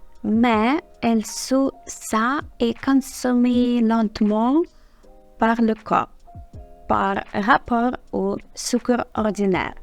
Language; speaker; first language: French; non-native, fluent; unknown